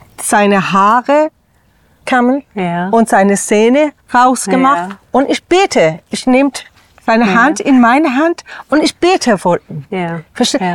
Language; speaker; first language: German; non-native, learner; Persian